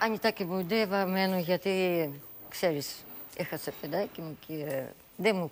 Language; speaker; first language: Greek; non-native, learner; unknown